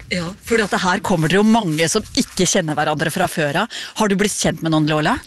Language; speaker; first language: Norwegian; native; Norwegian